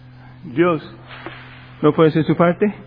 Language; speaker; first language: Spanish; non-native, fluent; English